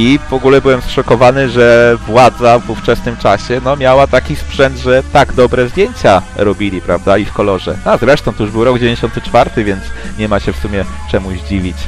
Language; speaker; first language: Polish; native; Polish